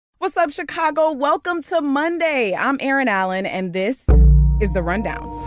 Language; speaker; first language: English; native; English